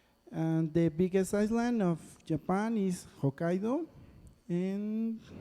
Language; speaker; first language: English; non-native, learner; Spanish